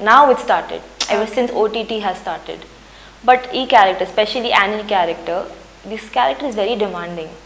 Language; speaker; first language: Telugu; non-native, learner; Hindi